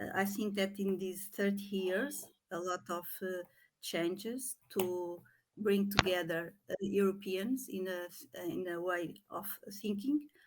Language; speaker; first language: English; non-native, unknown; Portuguese